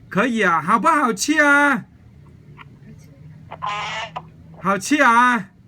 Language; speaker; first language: Chinese; non-native, local second language; Cantonese